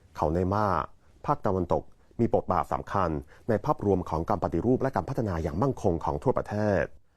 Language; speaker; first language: Thai; non-native, fluent; Chinese